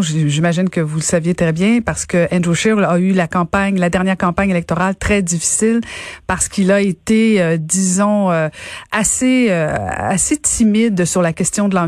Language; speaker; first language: French; native; French